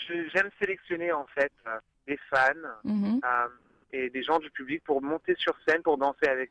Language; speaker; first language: French; early bilingual, other home language; English